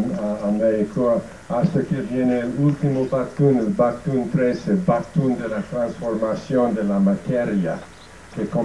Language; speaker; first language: Spanish; non-native, fluent; English